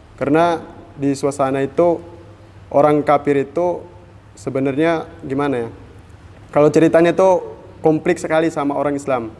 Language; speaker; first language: Indonesian; non-native, fluent; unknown